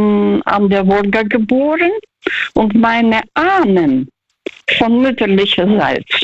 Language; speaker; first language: German; non-native, fluent; Russian